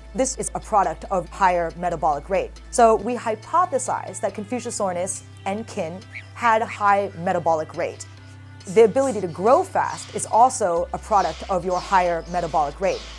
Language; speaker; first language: English; native; English